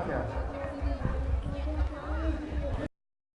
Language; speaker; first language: Russian; native; Russian